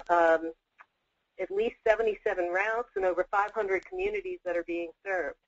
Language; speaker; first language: English; native; English